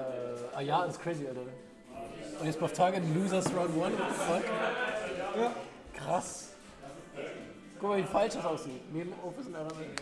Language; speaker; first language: German; native; German